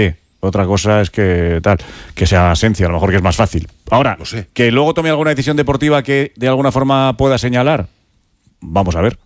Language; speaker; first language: Spanish; native; Spanish